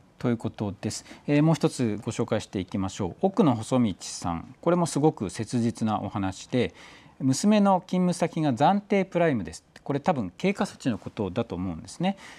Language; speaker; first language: Japanese; native; Japanese